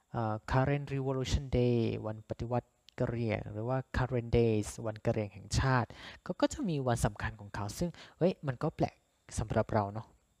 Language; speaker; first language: Thai; non-native, local second language; S'gaw Karen